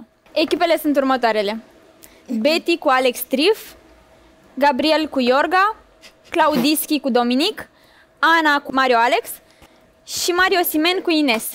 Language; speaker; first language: Romanian; native; Romanian